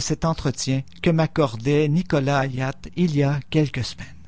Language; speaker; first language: French; native; French